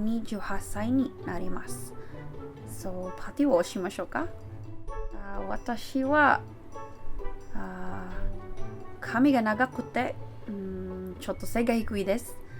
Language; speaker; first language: Japanese; non-native, learner; Filipino